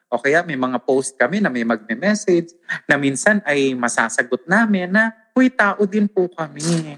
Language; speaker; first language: Filipino; non-native, local second language; Waray